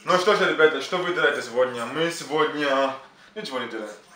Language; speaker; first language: Russian; non-native, learner; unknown